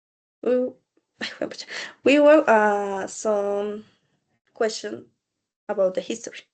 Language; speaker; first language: English; non-native, learner; Spanish